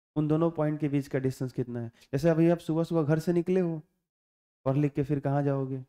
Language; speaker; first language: Hindi; non-native, local second language; Bhojpuri